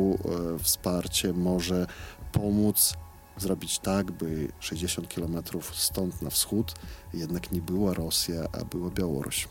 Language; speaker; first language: Polish; non-native, fluent; Belarusian